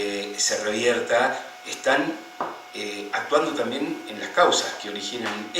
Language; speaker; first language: Spanish; native; Spanish